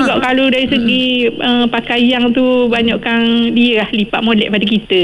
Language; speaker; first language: Malay; native; Malay